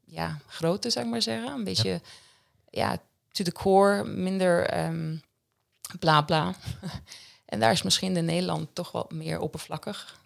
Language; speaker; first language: Dutch; non-native, fluent; Swiss German